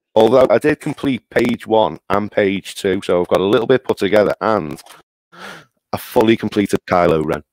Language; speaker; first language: English; native; English